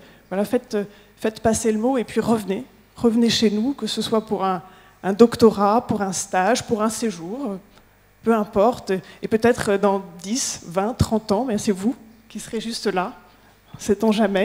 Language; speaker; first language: French; native; French